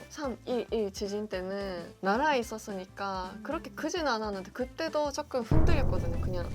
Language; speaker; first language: Korean; non-native, fluent; Japanese